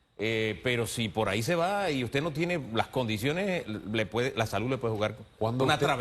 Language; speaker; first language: Spanish; native; Spanish